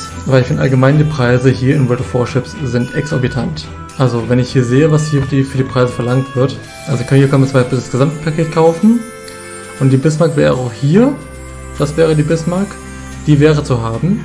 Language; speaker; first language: German; native; German